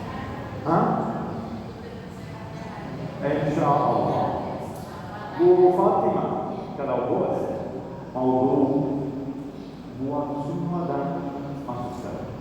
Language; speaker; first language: Indonesian; non-native, learner; Arabic